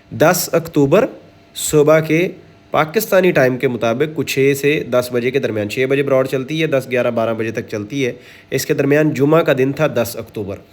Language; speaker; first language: Urdu; non-native, local second language; Punjabi